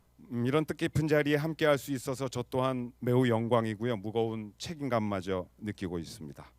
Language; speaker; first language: Korean; native; Korean